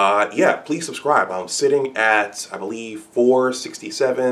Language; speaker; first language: English; native; English